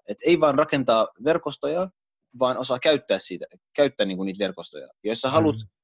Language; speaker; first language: Finnish; early bilingual, other home language; Arabic